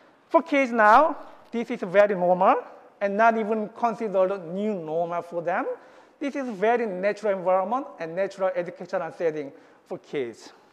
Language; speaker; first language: English; non-native, fluent; Korean